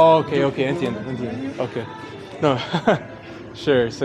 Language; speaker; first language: Spanish; non-native, learner; English